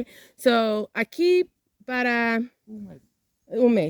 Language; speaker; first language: Spanish; non-native, learner; English